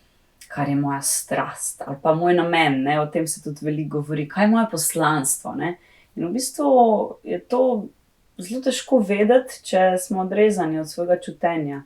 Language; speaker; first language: Slovenian; native; Slovenian